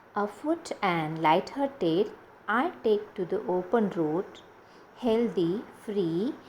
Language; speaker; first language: English; non-native, local second language; Marathi